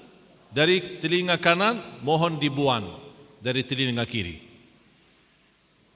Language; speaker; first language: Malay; non-native, fluent; Arabic